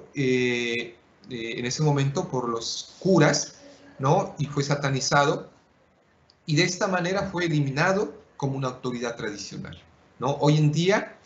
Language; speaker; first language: Spanish; non-native, local second language; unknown